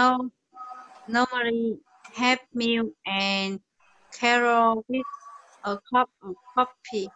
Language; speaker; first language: English; non-native, learner; Vietnamese